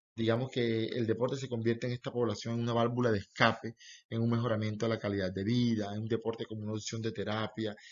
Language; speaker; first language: Spanish; native; Spanish